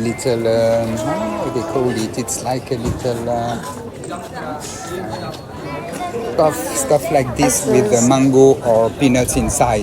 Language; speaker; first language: English; non-native, fluent; French